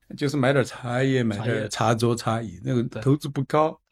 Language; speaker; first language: Chinese; native; Chinese